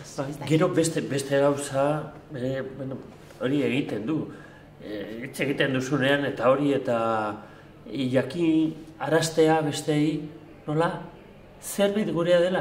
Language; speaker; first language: Basque; non-native, local second language; Spanish